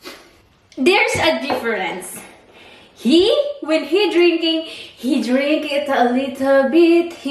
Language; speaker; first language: English; non-native, learner; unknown